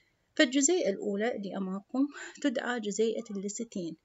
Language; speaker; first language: Arabic; native; Arabic